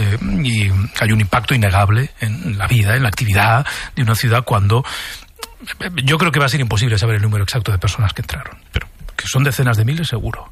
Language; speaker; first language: Spanish; native; Spanish